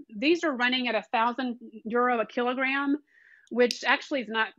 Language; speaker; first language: English; native; English